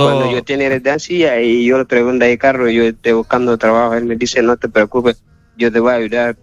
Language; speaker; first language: Spanish; non-native, learner; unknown